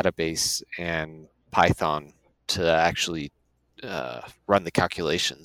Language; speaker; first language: English; native; English